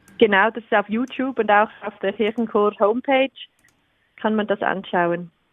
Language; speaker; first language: German; non-native, fluent; English